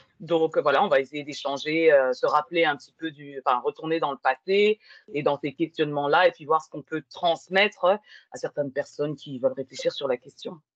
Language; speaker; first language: French; native; French